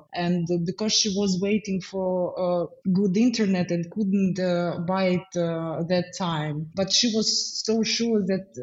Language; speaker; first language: English; non-native, fluent; Ukrainian